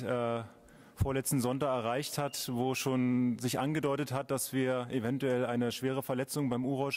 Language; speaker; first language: German; native; German